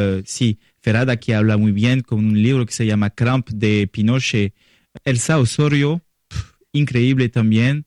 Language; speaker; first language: Spanish; non-native, learner; French